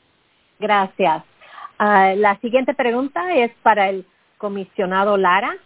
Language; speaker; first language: Spanish; early bilingual, heritage; Spanish